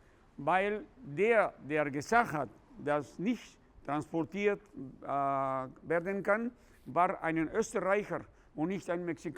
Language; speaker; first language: German; non-native, fluent; Spanish